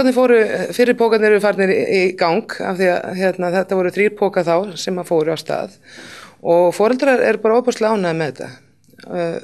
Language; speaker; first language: Icelandic; native; Icelandic